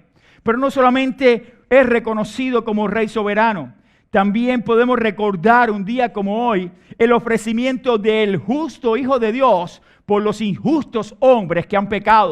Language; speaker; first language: Spanish; native; Spanish